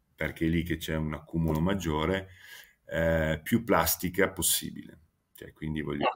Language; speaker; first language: Italian; native; Italian